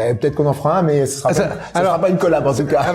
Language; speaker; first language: French; native; French